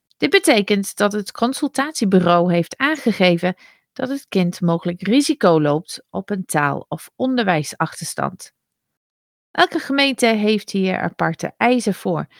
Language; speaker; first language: Dutch; non-native, fluent; English